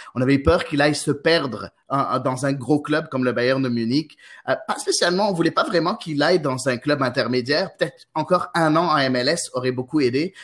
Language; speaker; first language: French; non-native, local second language; Arabic